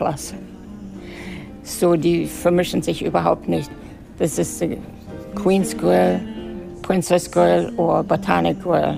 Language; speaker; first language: German; native; German